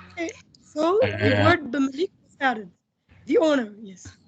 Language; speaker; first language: English; non-native, fluent; Indonesian